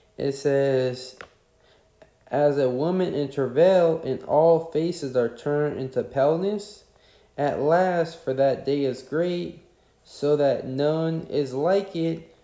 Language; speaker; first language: English; native; English